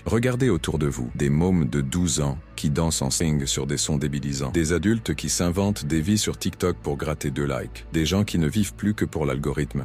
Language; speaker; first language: French; native; French